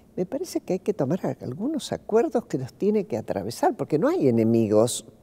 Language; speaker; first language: Spanish; native; Spanish